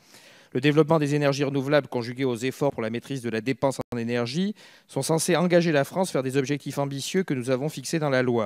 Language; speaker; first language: French; native; French